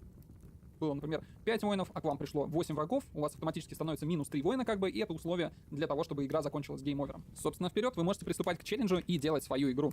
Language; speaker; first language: Russian; native; Russian